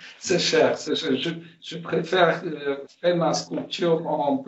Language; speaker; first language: French; non-native, fluent; Polish